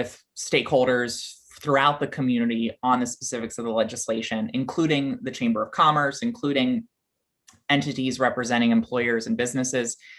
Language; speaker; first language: English; native; English